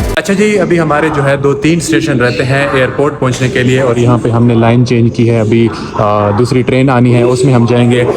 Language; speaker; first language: Urdu; non-native, local second language; Punjabi